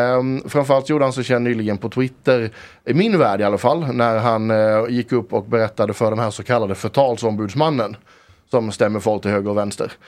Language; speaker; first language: Swedish; native; Swedish